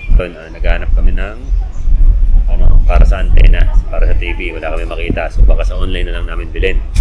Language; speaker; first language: Filipino; native; Filipino